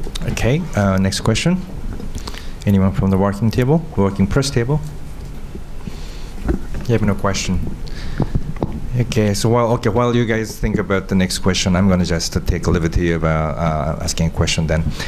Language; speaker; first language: English; non-native, fluent; Japanese